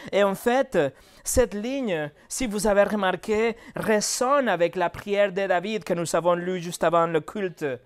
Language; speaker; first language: French; non-native, fluent; Spanish